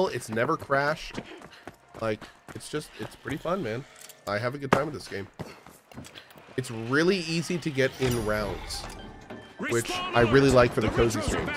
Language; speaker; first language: English; native; English